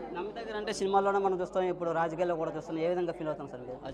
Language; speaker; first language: Telugu; native; Telugu